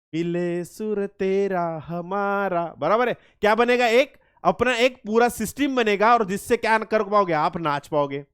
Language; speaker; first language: Hindi; non-native, local second language; Marathi